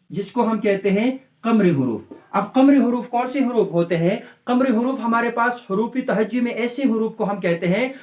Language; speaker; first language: Urdu; native; Urdu